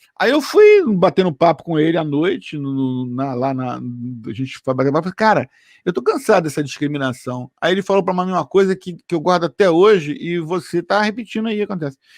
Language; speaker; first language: Portuguese; native; Portuguese